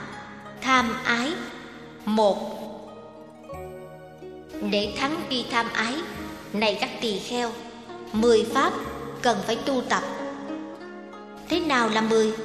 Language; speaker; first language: Vietnamese; native; Vietnamese